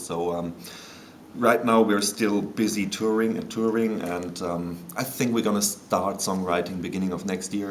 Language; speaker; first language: English; non-native, fluent; German